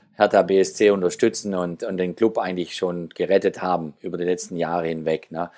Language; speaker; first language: German; native; German